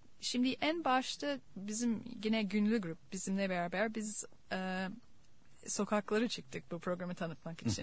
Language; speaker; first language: Turkish; non-native, fluent; English